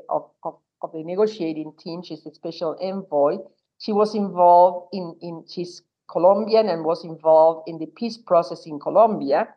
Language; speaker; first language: English; non-native, fluent; Spanish